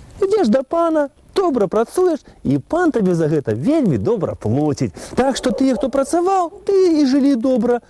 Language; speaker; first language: Belarusian; native; Belarusian